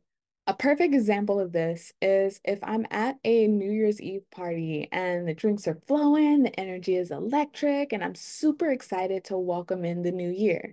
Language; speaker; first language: English; native; English